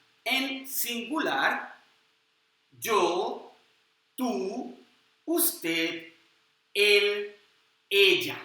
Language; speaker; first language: Spanish; non-native, fluent; Urdu